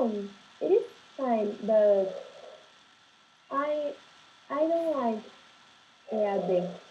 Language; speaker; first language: English; non-native, learner; Portuguese